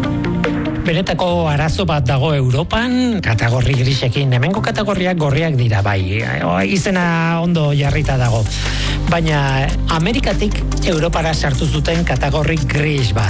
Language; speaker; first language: Basque; native; Basque